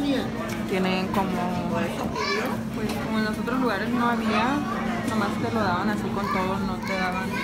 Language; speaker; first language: Spanish; early bilingual, heritage; Spanish